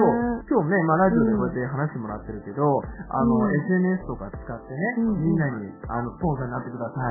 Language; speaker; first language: Japanese; native; Japanese